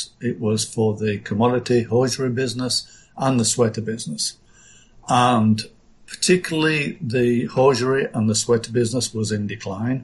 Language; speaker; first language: English; native; English